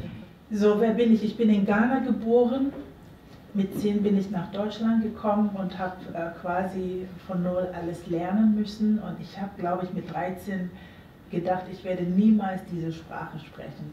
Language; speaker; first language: German; early bilingual, other home language; Akan